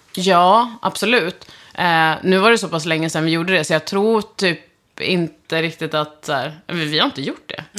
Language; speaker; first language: Swedish; early bilingual, other home language; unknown